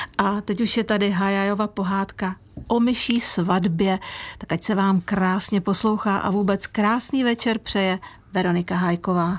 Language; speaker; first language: Czech; native; Czech